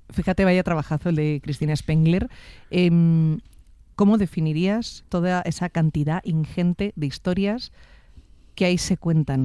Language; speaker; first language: Spanish; native; Spanish